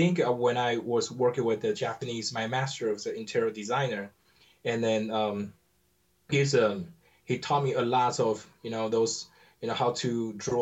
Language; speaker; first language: English; non-native, learner; Chinese